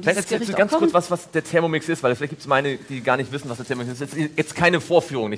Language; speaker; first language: German; native; German